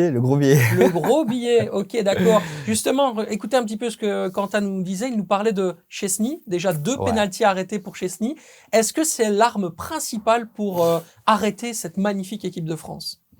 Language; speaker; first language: French; native; French